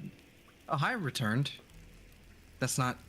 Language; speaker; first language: English; native; English